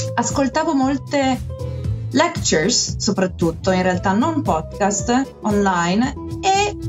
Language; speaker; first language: Italian; native; Italian